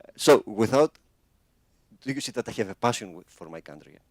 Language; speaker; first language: English; non-native, fluent; Greek